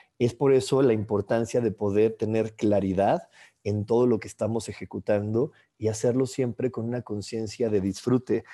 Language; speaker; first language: Spanish; native; Spanish